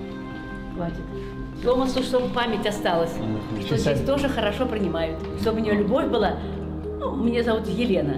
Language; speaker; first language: Russian; native; Russian